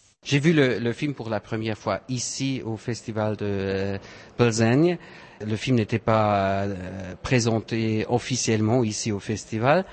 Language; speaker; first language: French; non-native, fluent; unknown